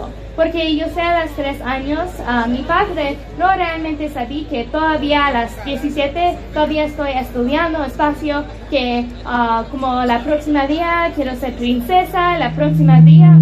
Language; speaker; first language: Spanish; non-native, learner; English